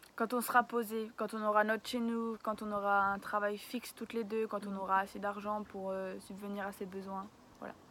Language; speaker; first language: French; native; French